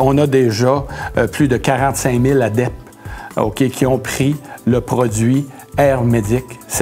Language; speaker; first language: French; native; French